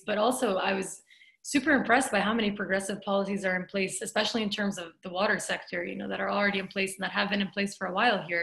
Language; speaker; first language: English; native; English